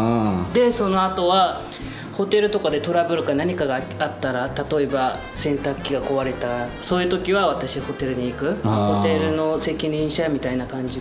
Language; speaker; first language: Japanese; non-native, learner; French